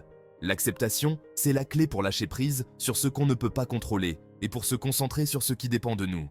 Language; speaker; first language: French; native; French